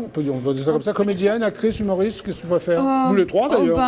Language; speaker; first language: French; native; French